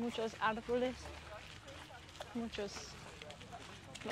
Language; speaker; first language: Spanish; non-native, learner; Danish